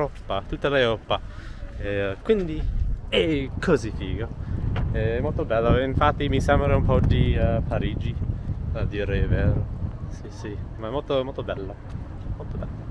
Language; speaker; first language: Italian; non-native, fluent; English